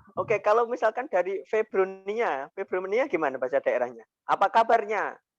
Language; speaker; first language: Indonesian; non-native, local second language; Javanese